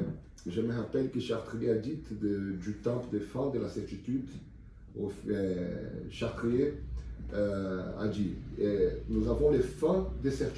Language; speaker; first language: French; non-native, learner; Portuguese